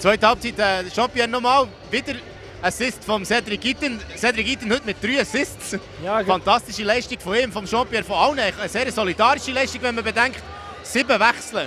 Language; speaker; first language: German; native; German